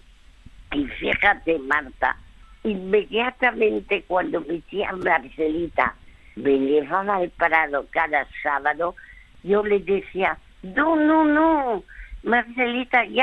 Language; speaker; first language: Spanish; early bilingual, other home language; French